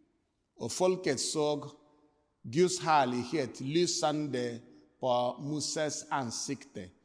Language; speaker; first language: Swedish; non-native, fluent; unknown